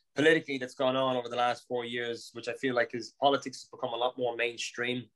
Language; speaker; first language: English; native; English